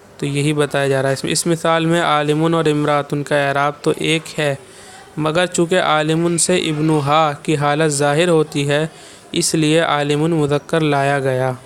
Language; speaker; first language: Urdu; native; Urdu